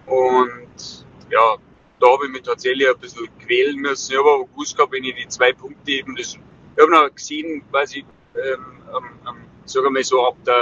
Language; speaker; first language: German; native; German